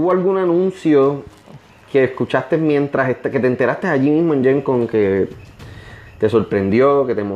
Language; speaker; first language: Spanish; native; Spanish